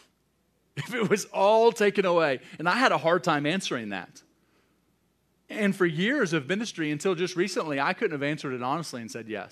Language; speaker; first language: English; native; English